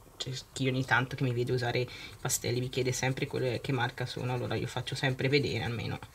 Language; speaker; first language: Italian; native; Italian